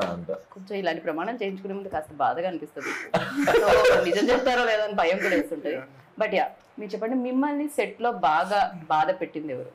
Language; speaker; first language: Telugu; native; Telugu